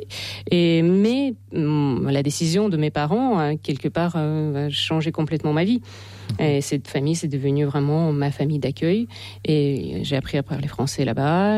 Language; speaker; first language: French; non-native, fluent; Russian